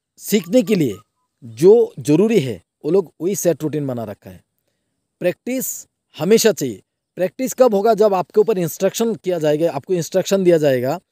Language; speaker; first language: Hindi; non-native, local second language; Bangla